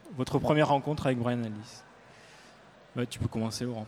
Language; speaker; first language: French; native; French